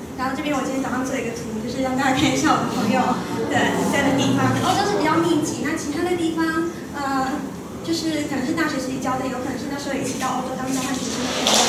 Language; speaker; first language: Chinese; native; Chinese